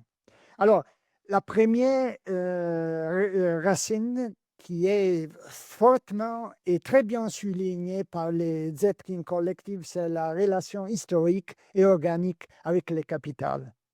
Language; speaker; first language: French; non-native, learner; Italian